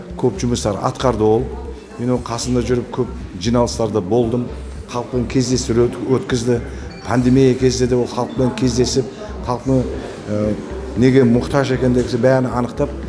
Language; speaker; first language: Kazakh; non-native, local second language; Uzbek